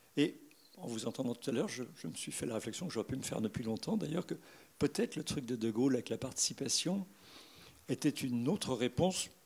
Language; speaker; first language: French; native; French